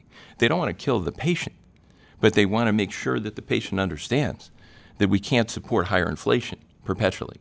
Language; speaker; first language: English; native; English